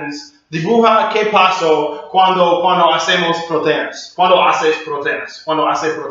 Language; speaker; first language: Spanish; non-native, learner; English